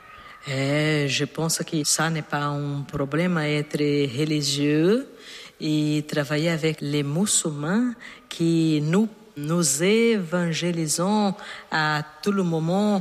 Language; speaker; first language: French; non-native, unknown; Portuguese